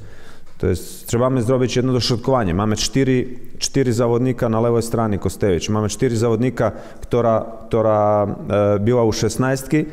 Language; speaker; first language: Polish; non-native, learner; Croatian